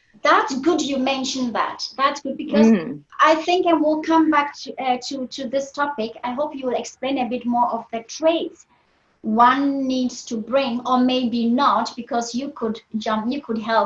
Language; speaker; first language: English; non-native, fluent; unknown